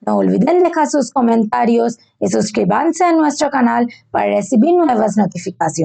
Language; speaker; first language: Spanish; non-native, learner; Bangla